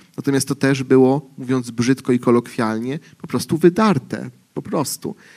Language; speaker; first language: Polish; native; Polish